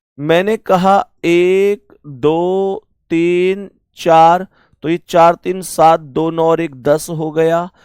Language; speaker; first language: Hindi; native; Hindi